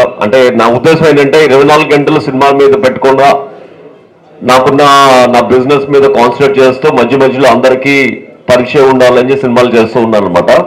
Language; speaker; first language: Telugu; native; Telugu